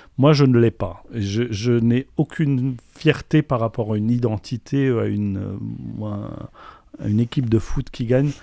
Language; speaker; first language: French; non-native, local second language; Polish